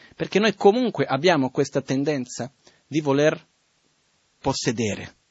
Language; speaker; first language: Italian; non-native, fluent; Portuguese